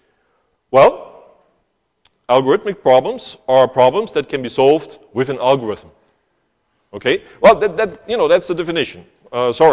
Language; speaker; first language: English; non-native, fluent; German